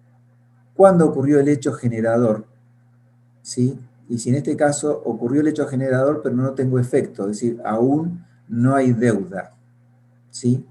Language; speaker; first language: Spanish; native; Spanish